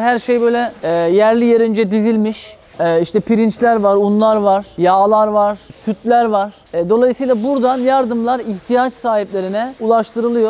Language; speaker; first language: Turkish; native; Turkish